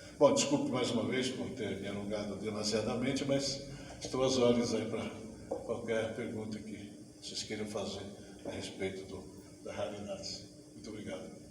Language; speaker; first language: Portuguese; early bilingual, other home language; Japanese